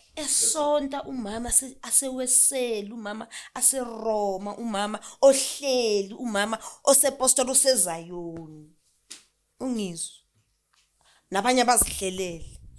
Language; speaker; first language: Zulu; non-native, local second language; Southern Sotho